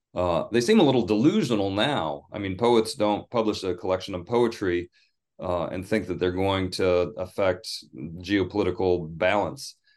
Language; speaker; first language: English; native; English